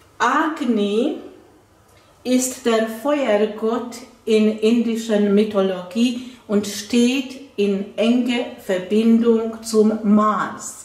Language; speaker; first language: German; non-native, fluent; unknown